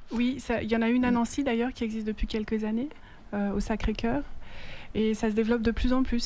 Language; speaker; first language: French; native; French